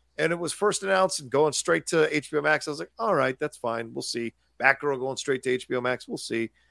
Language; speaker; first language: English; native; English